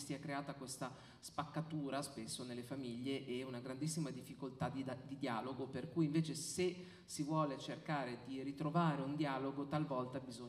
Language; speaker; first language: Italian; native; Italian